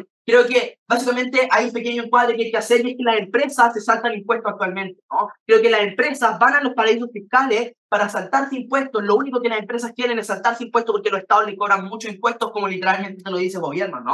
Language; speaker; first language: Spanish; native; Spanish